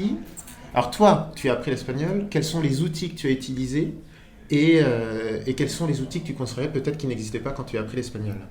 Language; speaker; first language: French; native; French